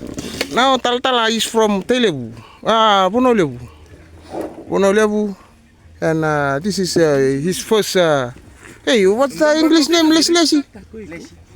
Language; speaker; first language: English; non-native, local second language; Fijian